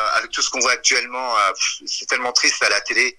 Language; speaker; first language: French; native; French